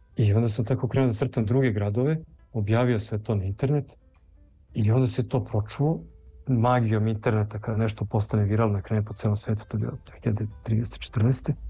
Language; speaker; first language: Serbian; early bilingual, heritage; Serbian